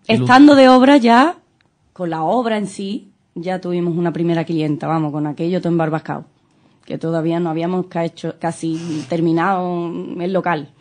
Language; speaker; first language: Spanish; native; Spanish